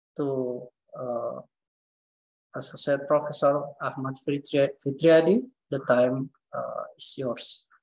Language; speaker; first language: English; non-native, learner; Indonesian